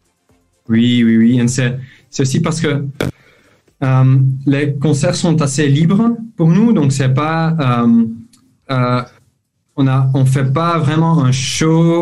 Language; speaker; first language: French; non-native, local second language; Dutch